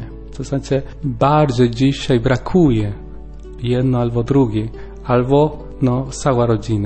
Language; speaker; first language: Polish; non-native, learner; Spanish